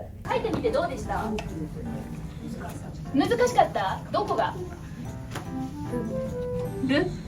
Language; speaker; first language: Japanese; native; Japanese